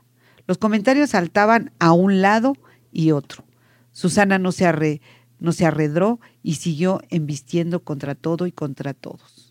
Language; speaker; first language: Spanish; native; Spanish